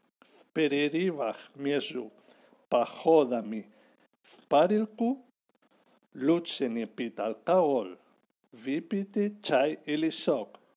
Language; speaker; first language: Russian; non-native, learner; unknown